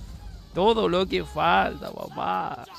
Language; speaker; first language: Spanish; native; Spanish